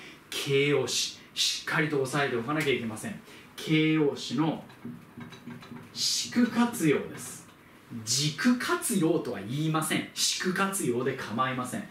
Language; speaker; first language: Japanese; native; Japanese